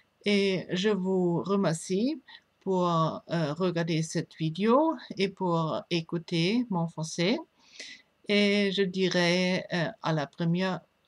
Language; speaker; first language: French; non-native, fluent; German